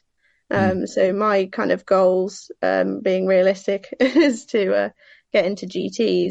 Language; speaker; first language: English; native; English